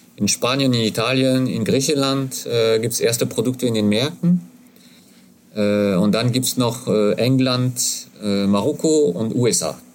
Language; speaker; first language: German; non-native, fluent; French